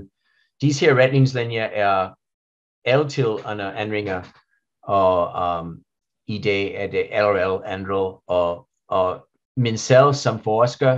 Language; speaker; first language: Danish; non-native, learner; English